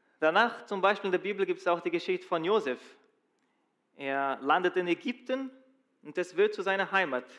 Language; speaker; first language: German; non-native, fluent; Portuguese